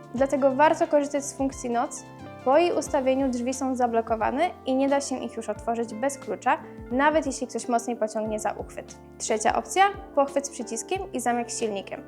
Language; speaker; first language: Polish; native; Polish